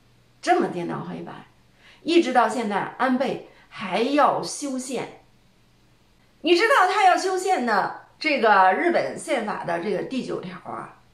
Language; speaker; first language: Chinese; native; Chinese